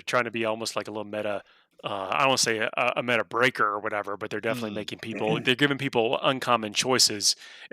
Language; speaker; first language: English; native; English